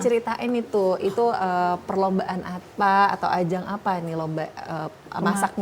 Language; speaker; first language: Indonesian; native; Indonesian